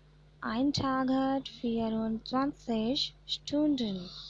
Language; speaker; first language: German; non-native, fluent; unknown